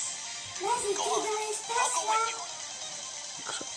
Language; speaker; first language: French; native; French